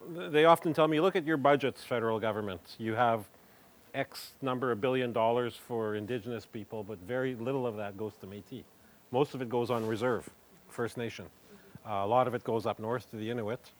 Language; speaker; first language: English; non-native, local second language; French